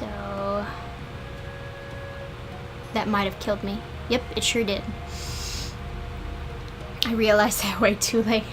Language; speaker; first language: English; native; English